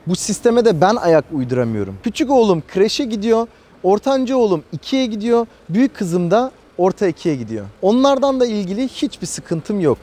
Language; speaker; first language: Turkish; early bilingual, heritage; Turkish